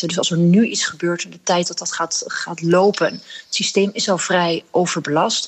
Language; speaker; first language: Dutch; native; Dutch